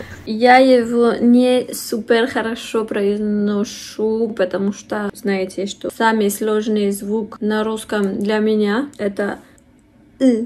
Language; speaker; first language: Russian; non-native, fluent; French